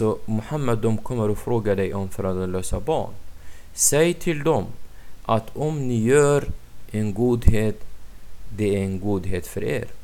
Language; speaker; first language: Swedish; non-native, fluent; Arabic